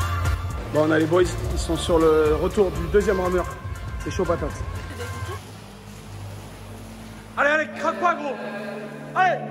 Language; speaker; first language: French; native; French